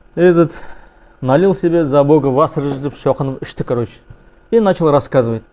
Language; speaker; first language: Russian; non-native, local second language; Kazakh